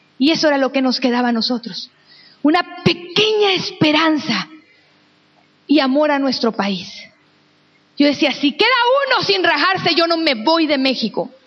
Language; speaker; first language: Spanish; native; Spanish